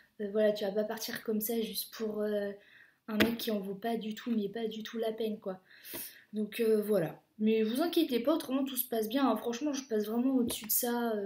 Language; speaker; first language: French; native; French